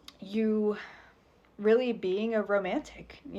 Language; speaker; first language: English; native; English